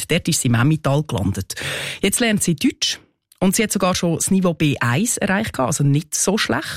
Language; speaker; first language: German; native; German